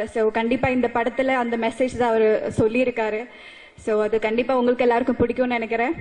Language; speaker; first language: Tamil; non-native, fluent; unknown